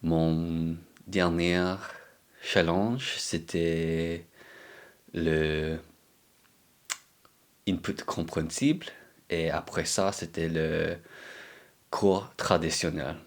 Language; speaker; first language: French; non-native, learner; English